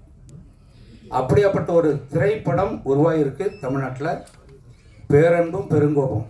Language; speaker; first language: Tamil; native; Tamil